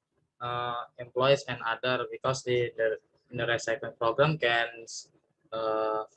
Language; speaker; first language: English; non-native, learner; Indonesian